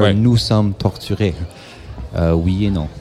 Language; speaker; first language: French; non-native, local second language; English